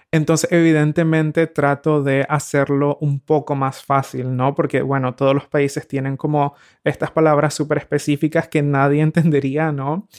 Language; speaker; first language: Spanish; native; Spanish